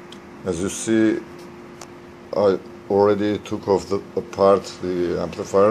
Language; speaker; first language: English; non-native, fluent; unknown